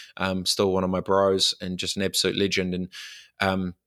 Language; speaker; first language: English; native; English